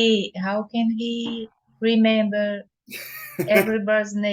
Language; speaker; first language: English; non-native, learner; Portuguese